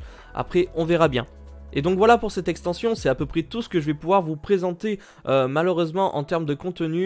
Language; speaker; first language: French; native; French